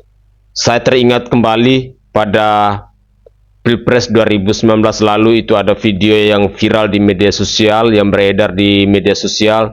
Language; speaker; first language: Indonesian; native; Indonesian